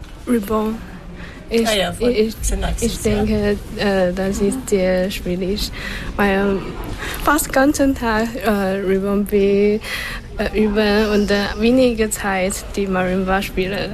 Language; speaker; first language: German; non-native, learner; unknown